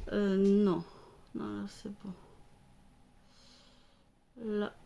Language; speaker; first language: French; native; French